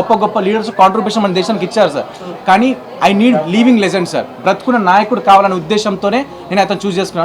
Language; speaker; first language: Telugu; native; Telugu